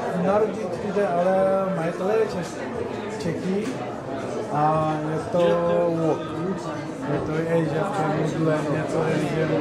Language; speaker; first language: Czech; non-native, learner; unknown